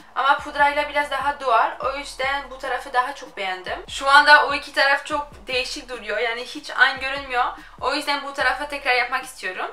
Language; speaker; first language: Turkish; early bilingual, heritage; French